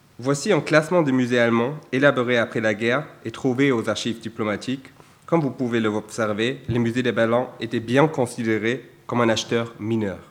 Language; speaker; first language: French; non-native, fluent; German